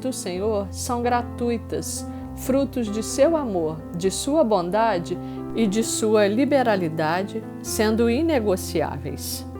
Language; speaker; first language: Portuguese; native; Portuguese